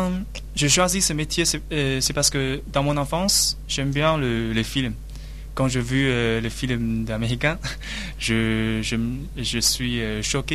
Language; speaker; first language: French; non-native, learner; Chinese